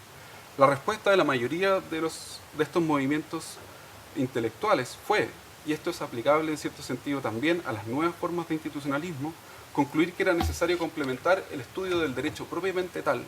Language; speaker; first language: Spanish; native; Spanish